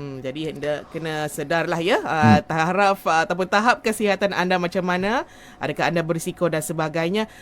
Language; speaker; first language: Malay; native; Malay